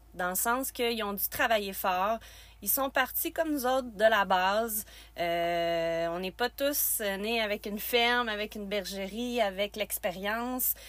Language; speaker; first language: French; native; French